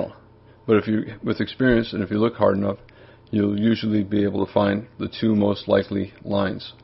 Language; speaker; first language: English; native; English